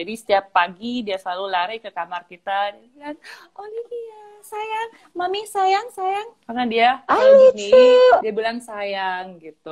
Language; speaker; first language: Indonesian; early bilingual, heritage; Indonesian